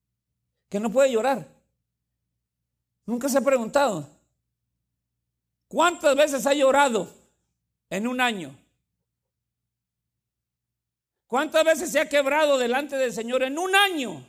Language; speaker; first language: Spanish; native; Spanish